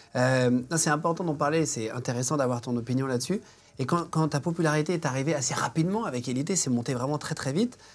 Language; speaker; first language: French; native; French